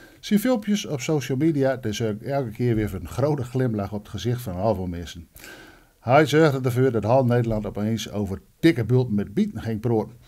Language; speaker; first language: Dutch; native; Dutch